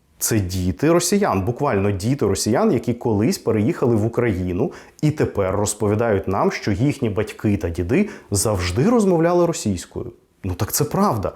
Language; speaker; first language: Ukrainian; non-native, local second language; Russian